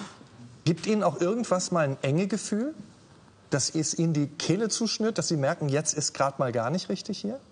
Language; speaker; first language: German; native; German